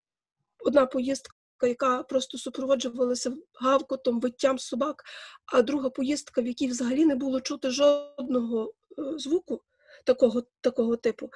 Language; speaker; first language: Ukrainian; native; Ukrainian